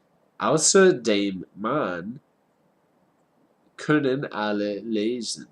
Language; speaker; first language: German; non-native, fluent; English